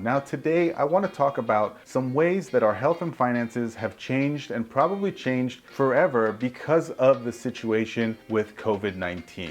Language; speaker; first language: English; native; English